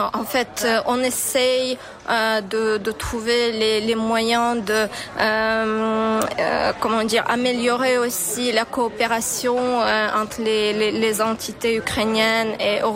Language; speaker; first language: French; non-native, fluent; Ukrainian